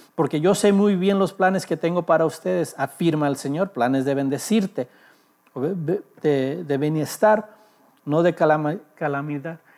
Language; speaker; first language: Spanish; early bilingual, heritage; Spanish